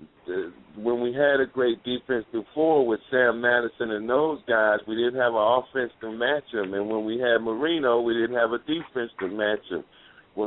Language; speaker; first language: English; native; English